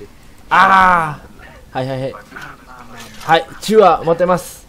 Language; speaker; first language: Japanese; non-native, learner; Indonesian